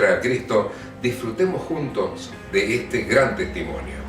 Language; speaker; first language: Spanish; native; Spanish